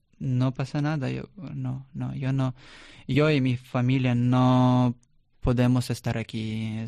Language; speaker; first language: Spanish; non-native, learner; Russian